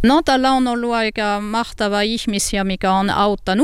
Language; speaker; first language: Finnish; non-native, learner; French